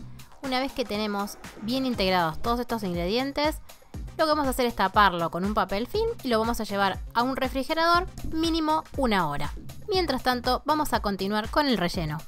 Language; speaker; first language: Spanish; native; Spanish